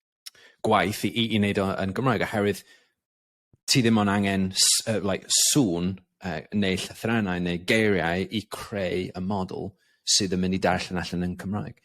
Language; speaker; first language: Welsh; non-native, local second language; English